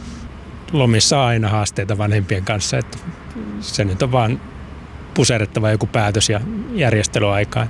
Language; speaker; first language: Finnish; native; Finnish